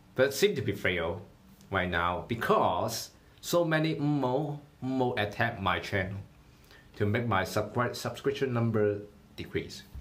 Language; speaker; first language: English; non-native, learner; Chinese